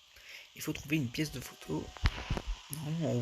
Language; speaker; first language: French; native; French